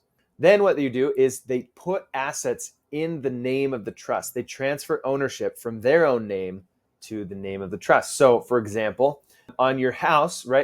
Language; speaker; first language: English; native; English